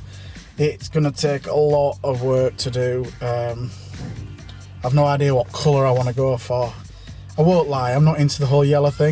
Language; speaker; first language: English; native; English